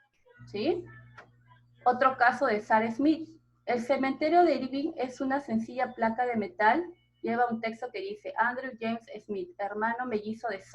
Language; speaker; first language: Spanish; native; Spanish